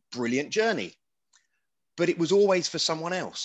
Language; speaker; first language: English; native; English